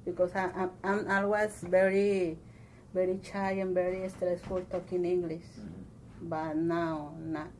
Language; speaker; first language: English; non-native, learner; Spanish